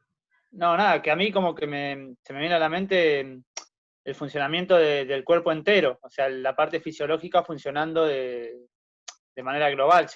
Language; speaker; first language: Spanish; native; Spanish